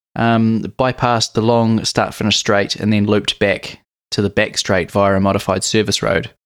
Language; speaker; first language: English; native; English